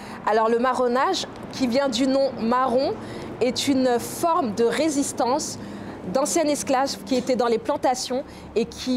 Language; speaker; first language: French; native; French